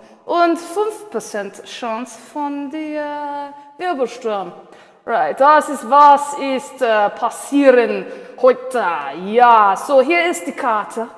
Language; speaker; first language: German; non-native, learner; English